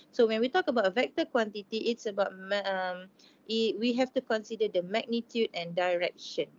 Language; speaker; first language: English; non-native, local second language; Malay